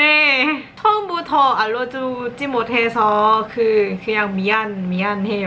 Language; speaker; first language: Korean; non-native, learner; Thai